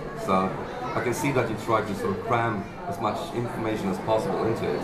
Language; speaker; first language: English; non-native, fluent; Swedish